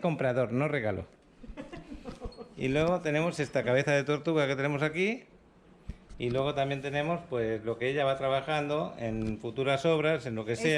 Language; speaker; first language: Spanish; native; Spanish